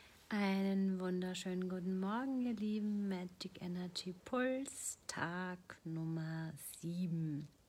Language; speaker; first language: German; native; German